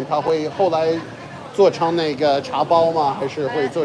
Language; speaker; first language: Chinese; non-native, fluent; English